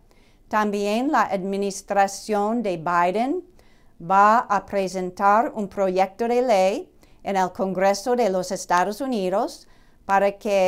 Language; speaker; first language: Spanish; non-native, fluent; English